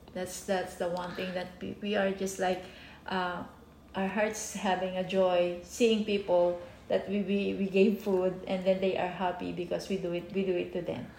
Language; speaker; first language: English; non-native, local second language; Filipino